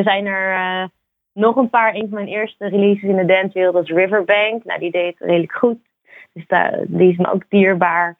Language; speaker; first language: Dutch; native; Dutch